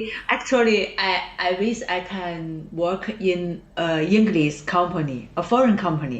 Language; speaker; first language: English; non-native, learner; Chinese